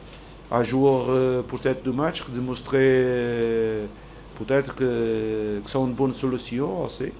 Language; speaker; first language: French; non-native, learner; Portuguese